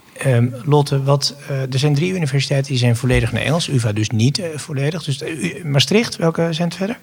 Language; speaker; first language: Dutch; native; Dutch